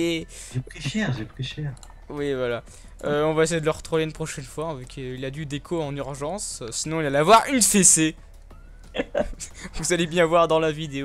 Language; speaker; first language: French; native; French